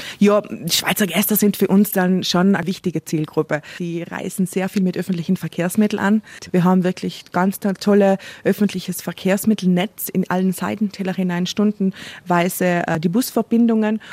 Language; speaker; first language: German; native; German